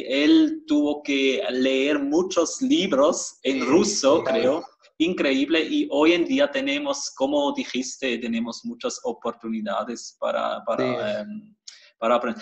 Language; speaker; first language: Spanish; non-native, fluent; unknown